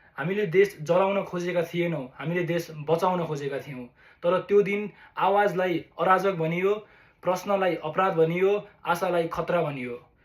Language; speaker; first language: Nepali; native; Nepali